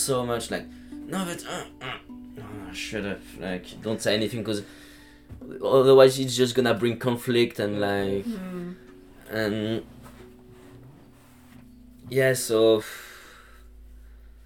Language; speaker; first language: English; non-native, fluent; French